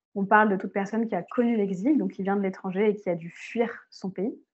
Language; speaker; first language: French; native; French